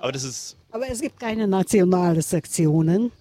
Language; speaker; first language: German; non-native, fluent; Hungarian